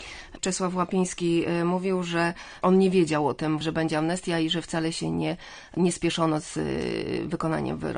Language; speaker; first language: Polish; native; Polish